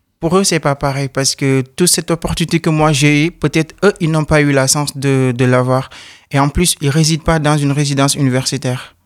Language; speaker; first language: French; non-native, local second language; Wolof